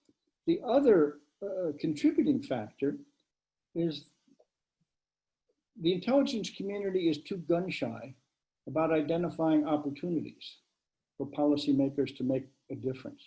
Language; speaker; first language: English; native; English